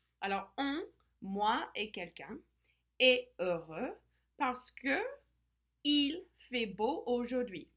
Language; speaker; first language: French; non-native, fluent; English